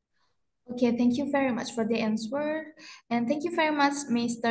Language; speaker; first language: English; non-native, fluent; Indonesian